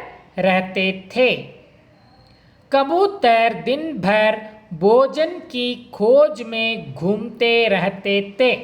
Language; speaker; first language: Hindi; non-native, local second language; Kannada